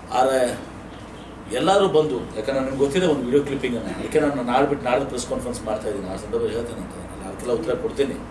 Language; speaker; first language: Kannada; native; Kannada